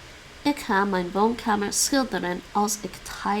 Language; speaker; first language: Dutch; non-native, learner; English